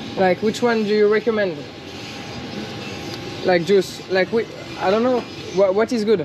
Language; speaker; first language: English; non-native, learner; French